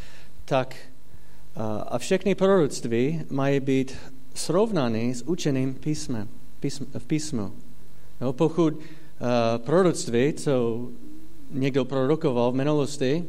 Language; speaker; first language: Czech; non-native, fluent; English